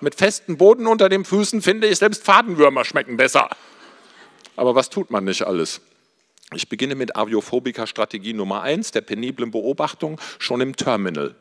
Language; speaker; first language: German; native; German